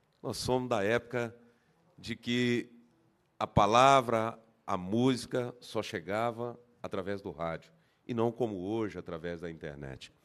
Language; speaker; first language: Portuguese; native; Portuguese